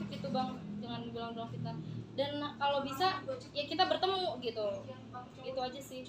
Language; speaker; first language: Indonesian; native; Indonesian